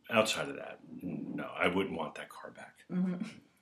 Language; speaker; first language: English; native; English